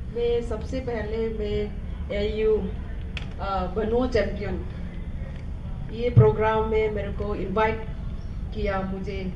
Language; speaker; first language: Hindi; non-native, local second language; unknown